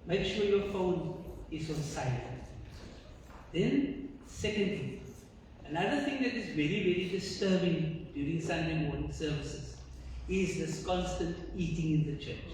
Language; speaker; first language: English; non-native, local second language; Afrikaans